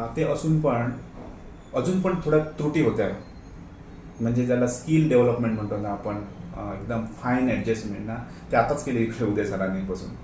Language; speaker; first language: Marathi; non-native, local second language; Konkani